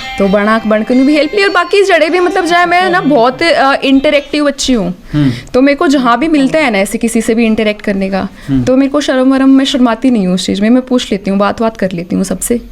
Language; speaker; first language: Hindi; native; Hindi